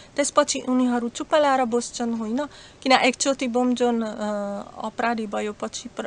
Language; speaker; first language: Nepali; non-native, learner; Slovak